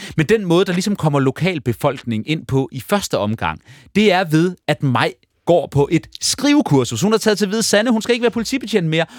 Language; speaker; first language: Danish; native; Danish